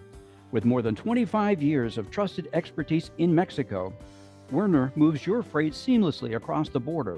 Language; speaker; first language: English; native; English